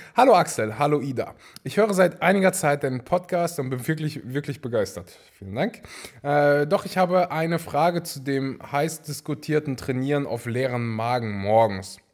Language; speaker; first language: German; native; German